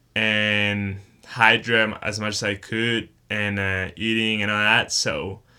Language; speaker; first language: English; non-native, fluent; Spanish